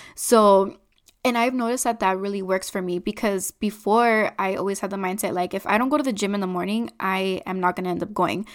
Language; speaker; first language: English; non-native, fluent; Spanish